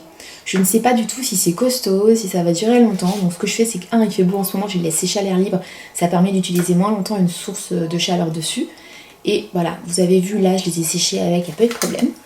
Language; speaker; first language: French; native; French